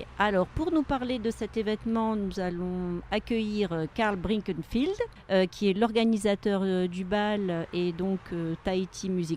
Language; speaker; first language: French; native; French